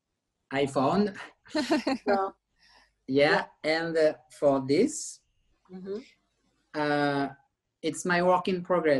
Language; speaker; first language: English; non-native, learner; French